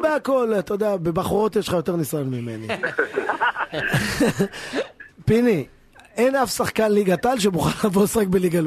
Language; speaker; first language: Hebrew; native; Hebrew